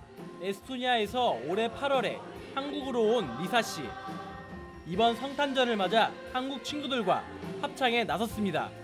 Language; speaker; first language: Korean; native; Korean